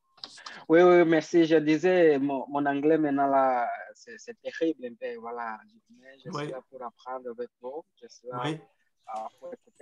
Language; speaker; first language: French; non-native, fluent; Portuguese